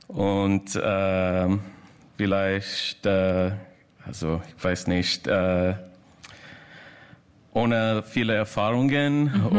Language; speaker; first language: German; non-native, fluent; English